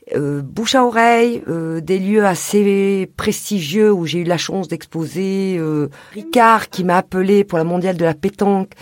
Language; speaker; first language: French; native; French